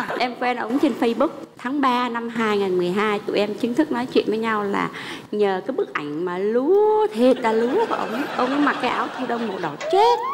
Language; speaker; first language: Vietnamese; early bilingual, heritage; Vietnamese